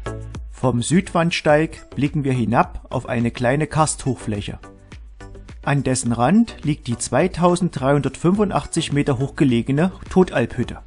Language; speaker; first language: German; native; German